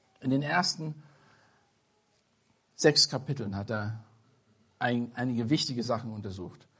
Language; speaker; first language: German; non-native, fluent; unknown